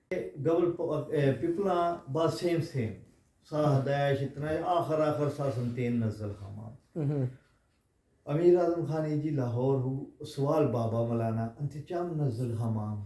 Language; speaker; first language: Arabic; non-native, learner; Urdu